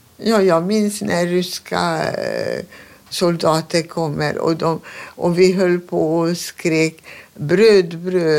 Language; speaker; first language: Swedish; non-native, fluent; Hungarian